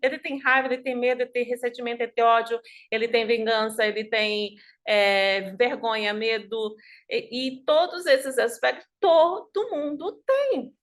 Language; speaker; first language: Portuguese; native; Portuguese